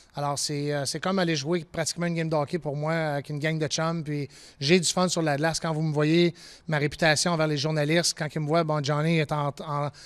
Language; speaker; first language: French; native; French